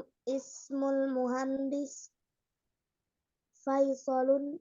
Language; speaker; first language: Arabic; non-native, learner; Indonesian